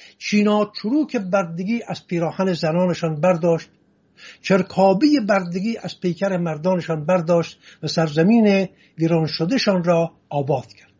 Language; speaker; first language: Persian; non-native, local second language; Assyrian Neo-Aramaic